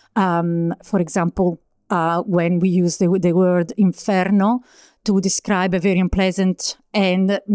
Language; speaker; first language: English; non-native, fluent; Italian